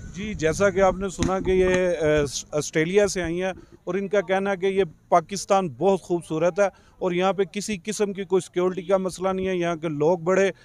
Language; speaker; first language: Urdu; non-native, local second language; Punjabi